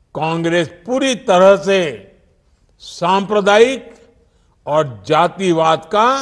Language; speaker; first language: Hindi; non-native, local second language; Gujarati